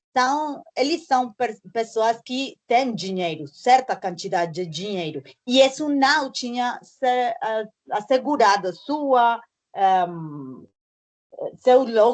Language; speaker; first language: Portuguese; non-native, learner; Spanish